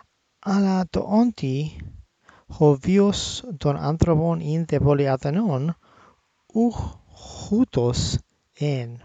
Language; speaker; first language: Greek; non-native, learner; English